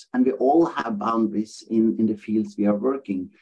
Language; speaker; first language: English; non-native, fluent; Norwegian